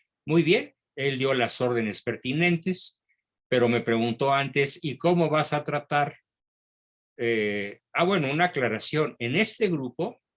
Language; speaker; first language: Spanish; native; Spanish